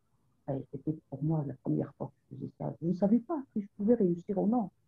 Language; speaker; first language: French; non-native, local second language; Arabic